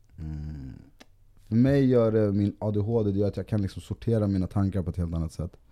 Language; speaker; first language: Swedish; early bilingual, other home language; Spanish